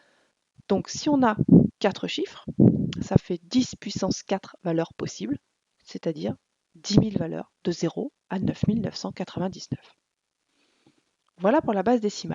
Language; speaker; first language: French; native; French